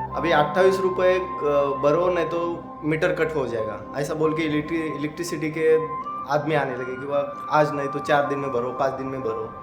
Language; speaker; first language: Hindi; non-native, local second language; Marathi